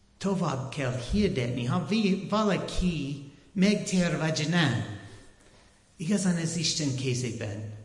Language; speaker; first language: Hungarian; non-native, learner; English